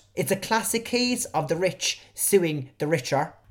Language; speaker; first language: English; native; English